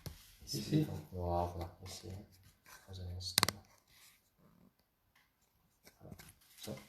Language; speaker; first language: French; non-native, learner; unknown